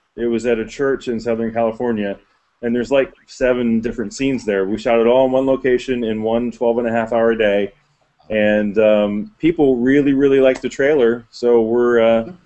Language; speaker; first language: English; native; English